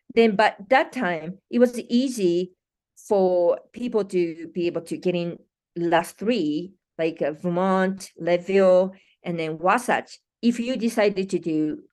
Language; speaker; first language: English; non-native, fluent; Japanese